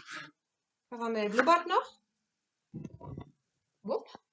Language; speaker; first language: German; non-native, fluent; French